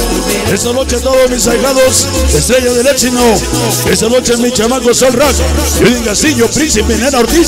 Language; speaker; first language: Spanish; native; Spanish